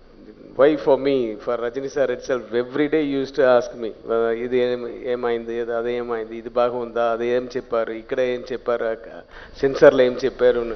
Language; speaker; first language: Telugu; non-native, learner; Tamil